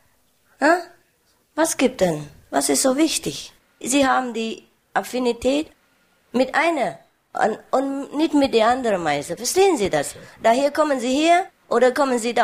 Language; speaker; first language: German; non-native, learner; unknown